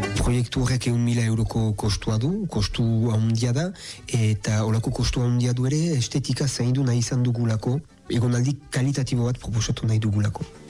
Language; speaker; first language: Basque; native; Basque